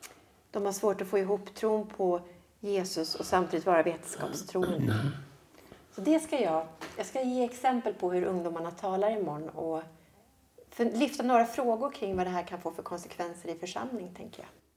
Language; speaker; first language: Swedish; native; Swedish